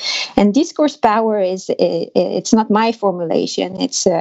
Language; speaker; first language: English; non-native, fluent; French